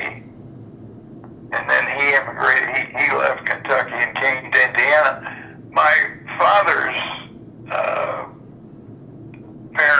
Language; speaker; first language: English; native; English